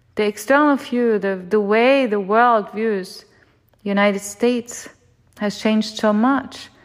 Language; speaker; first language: English; non-native, fluent; German